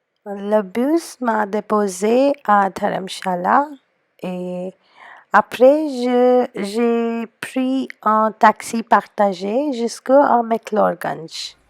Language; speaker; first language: French; non-native, learner; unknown